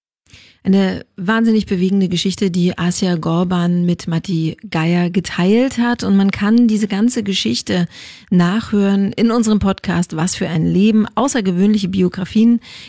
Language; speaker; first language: German; native; German